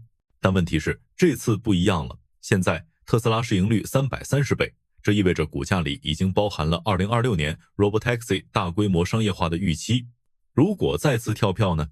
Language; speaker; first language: Chinese; native; Chinese